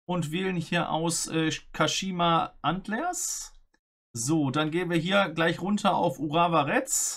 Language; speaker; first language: German; native; German